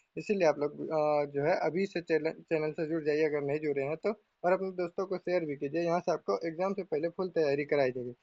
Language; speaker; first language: Hindi; native; Hindi